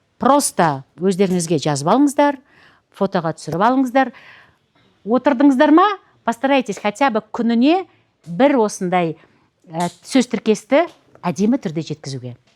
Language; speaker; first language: Kazakh; non-native, local second language; Russian